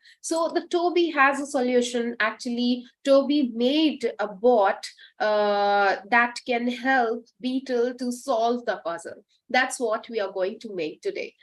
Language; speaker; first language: English; non-native, local second language; Hindi